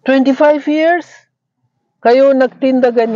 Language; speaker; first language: Filipino; non-native, learner; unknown